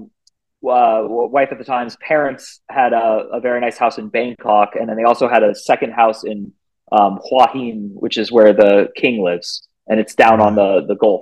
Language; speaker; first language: English; native; English